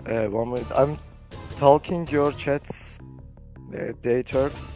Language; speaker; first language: English; non-native, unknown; Turkish